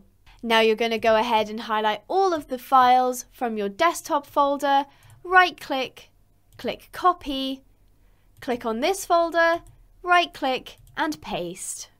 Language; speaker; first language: English; native; English